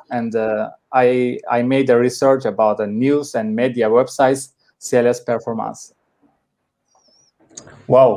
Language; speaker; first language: English; non-native, learner; Turkish